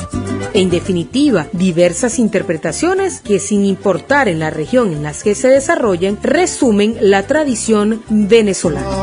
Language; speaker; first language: Spanish; native; Spanish